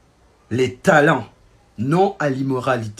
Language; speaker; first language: French; non-native, local second language; Haitian Creole